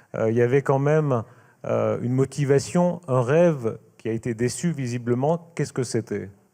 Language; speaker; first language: French; native; French